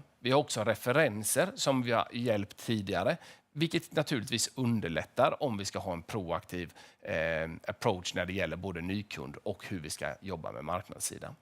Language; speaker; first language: Swedish; native; Swedish